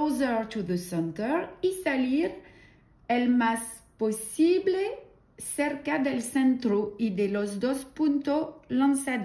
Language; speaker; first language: Spanish; non-native, learner; French